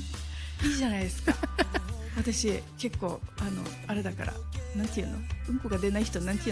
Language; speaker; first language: Japanese; native; Japanese